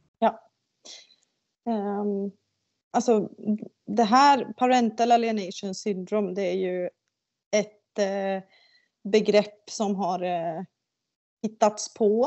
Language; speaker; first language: Swedish; native; Swedish